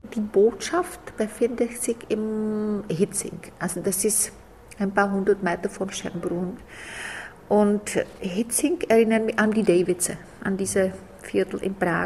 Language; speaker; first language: German; non-native, fluent; Czech